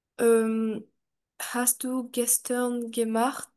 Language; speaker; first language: German; non-native, learner; French